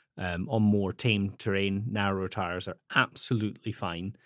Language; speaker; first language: English; native; English